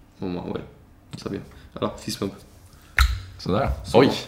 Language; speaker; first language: French; non-native, learner; Swedish